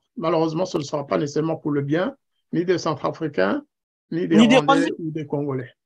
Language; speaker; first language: French; non-native, local second language; Kinyarwanda